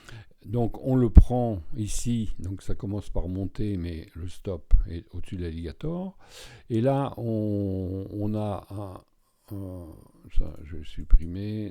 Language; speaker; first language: French; native; French